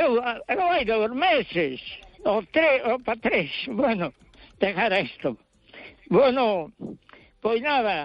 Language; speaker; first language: Spanish; non-native, local second language; Galician